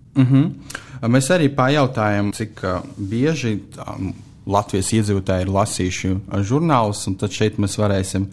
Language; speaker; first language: Latvian; non-native, local second language; Russian